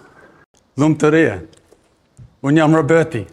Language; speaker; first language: Albanian; non-native, learner; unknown